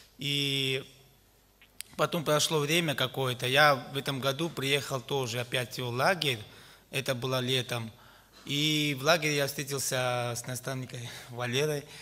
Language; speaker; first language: Russian; non-native, local second language; Georgian